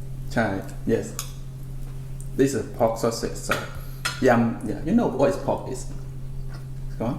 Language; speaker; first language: English; non-native, learner; Thai